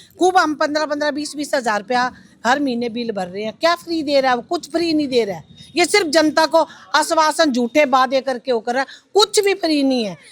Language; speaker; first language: Hindi; native; Hindi